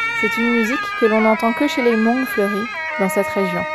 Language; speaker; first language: French; native; French